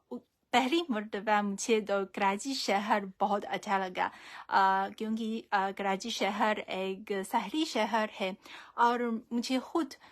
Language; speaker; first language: Hindi; non-native, fluent; Chinese